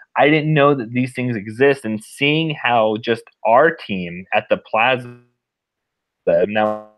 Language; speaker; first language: English; native; English